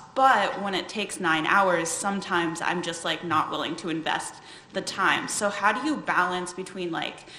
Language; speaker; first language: English; native; English